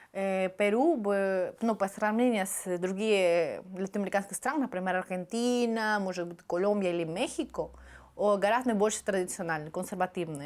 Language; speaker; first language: Russian; non-native, fluent; Spanish